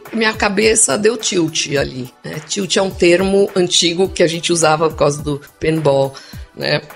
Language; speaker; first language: Portuguese; non-native, local second language; English